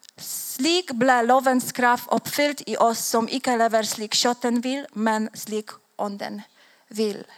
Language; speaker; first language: Swedish; non-native, learner; Polish